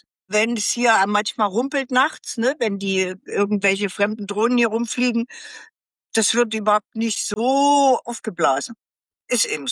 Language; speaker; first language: German; native; German